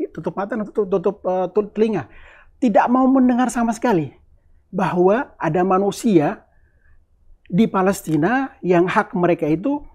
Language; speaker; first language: Indonesian; native; Indonesian